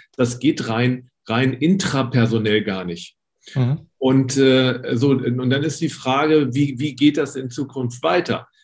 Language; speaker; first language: German; native; German